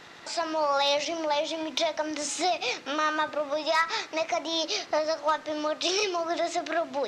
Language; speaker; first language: Serbian; native; Serbian